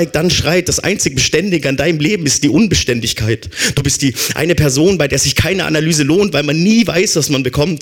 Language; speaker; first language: German; native; German